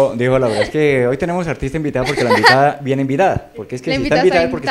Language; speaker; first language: Spanish; native; Spanish